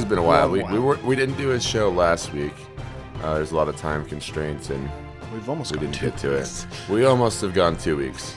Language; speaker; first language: English; native; English